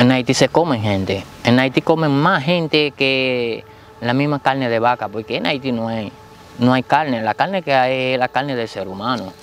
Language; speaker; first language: Spanish; early bilingual, other home language; Haitian Creole